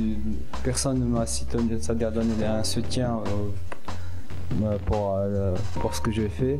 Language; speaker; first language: French; non-native, local second language; Arabic